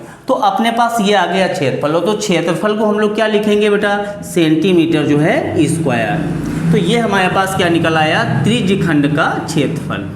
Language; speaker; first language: Hindi; native; Hindi